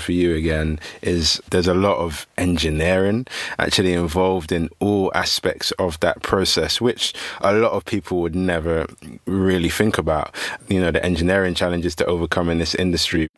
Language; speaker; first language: English; native; English